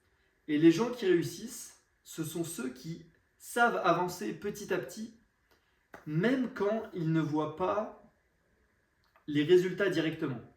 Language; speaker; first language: French; native; French